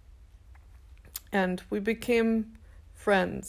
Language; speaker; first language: English; non-native, fluent; German